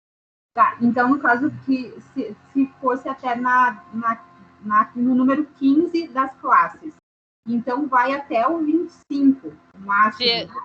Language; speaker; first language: Portuguese; native; Portuguese